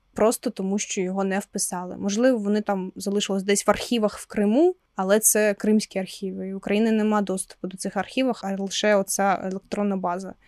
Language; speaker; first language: Ukrainian; non-native, local second language; Russian